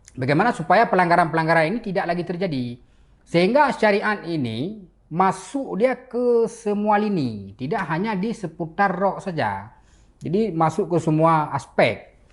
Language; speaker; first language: Malay; non-native, local second language; Achinese